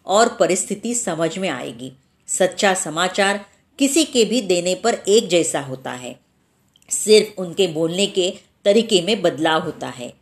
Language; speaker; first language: Hindi; non-native, local second language; Marathi